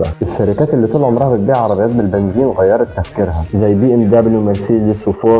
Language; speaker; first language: Arabic; native; Arabic